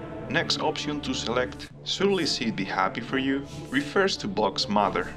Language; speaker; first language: English; non-native, fluent; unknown